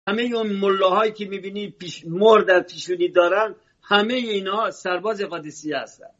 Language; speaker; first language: Persian; native; Persian